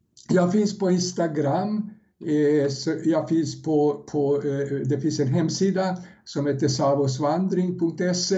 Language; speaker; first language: Swedish; non-native, fluent; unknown